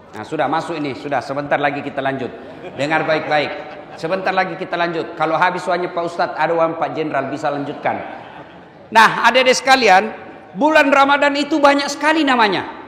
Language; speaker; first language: Indonesian; native; Indonesian